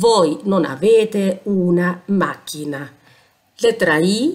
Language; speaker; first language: Italian; non-native, fluent; Arabic